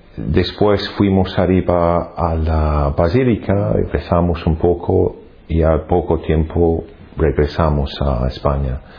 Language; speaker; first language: Spanish; non-native, fluent; English